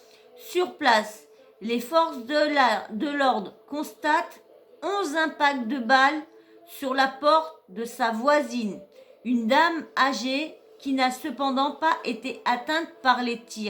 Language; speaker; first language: French; native; French